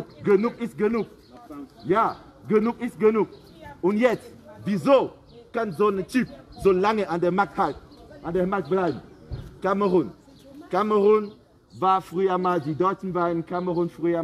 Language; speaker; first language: German; non-native, fluent; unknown